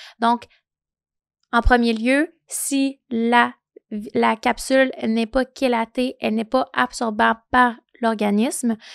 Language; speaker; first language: French; native; French